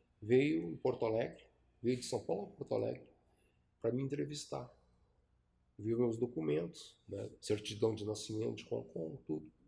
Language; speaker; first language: Portuguese; early bilingual, other home language; Chinese